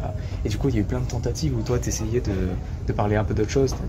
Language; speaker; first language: French; native; French